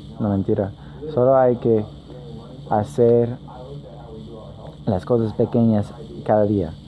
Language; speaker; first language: Spanish; native; Spanish